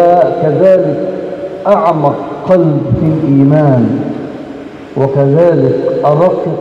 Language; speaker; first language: Arabic; native; Arabic